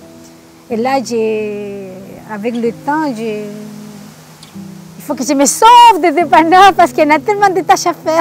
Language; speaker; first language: French; native; French